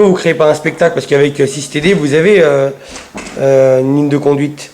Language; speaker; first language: French; native; French